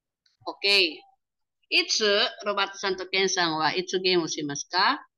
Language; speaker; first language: Japanese; non-native, learner; Filipino